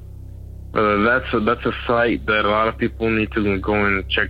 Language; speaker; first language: English; native; English